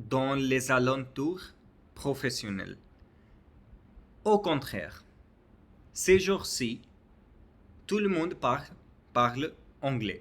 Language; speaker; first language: French; non-native, learner; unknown